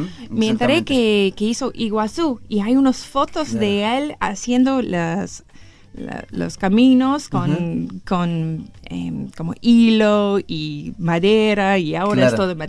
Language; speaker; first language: Spanish; non-native, learner; English